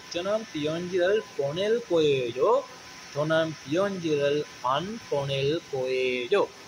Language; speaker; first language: Korean; non-native, learner; Sinhala